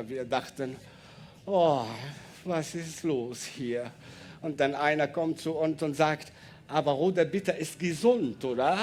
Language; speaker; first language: German; non-native, learner; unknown